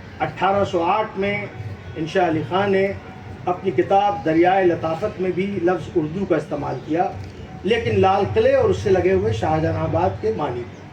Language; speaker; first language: Urdu; native; Urdu